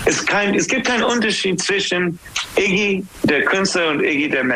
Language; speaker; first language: German; non-native, learner; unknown